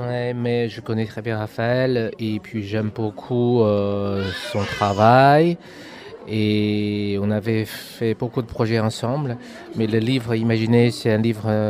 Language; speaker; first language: French; non-native, fluent; Chinese